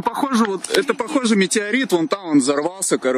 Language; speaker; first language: Russian; native; Russian